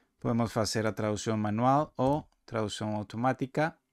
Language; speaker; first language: Portuguese; non-native, learner; Spanish